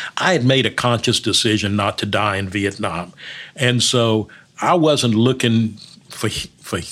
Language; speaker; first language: English; early bilingual, other home language; Spanish